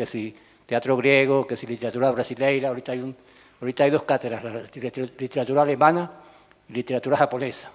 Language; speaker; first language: Spanish; native; Spanish